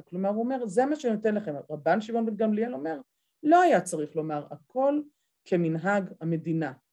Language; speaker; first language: Hebrew; native; Hebrew